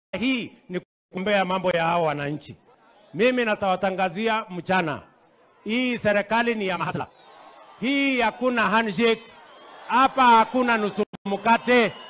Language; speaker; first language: Swahili; non-native, local second language; Kalenjin